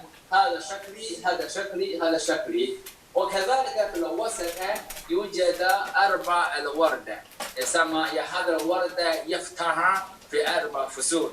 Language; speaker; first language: Arabic; non-native, fluent; Chinese